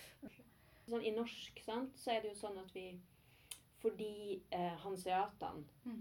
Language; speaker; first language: Norwegian; native; Norwegian